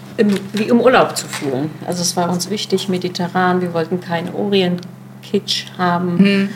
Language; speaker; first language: German; early bilingual, other home language; Turkish